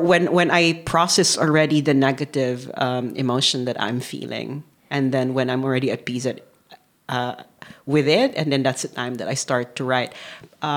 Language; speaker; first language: English; non-native, local second language; Filipino